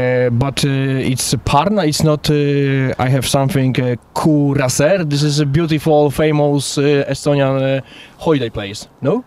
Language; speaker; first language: English; non-native, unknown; Polish